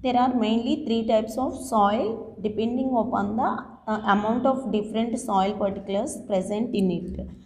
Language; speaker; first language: English; non-native, local second language; Telugu